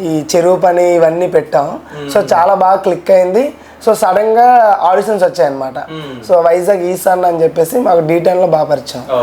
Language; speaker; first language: Telugu; native; Telugu